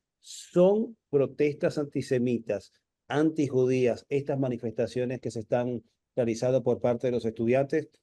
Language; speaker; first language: Spanish; native; Spanish